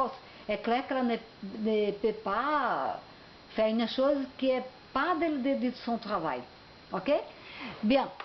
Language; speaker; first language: French; non-native, learner; Portuguese